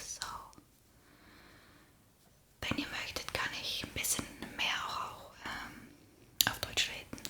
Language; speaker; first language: German; non-native, fluent; Estonian